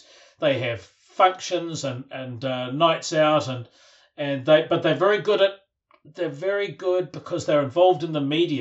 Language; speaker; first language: English; native; English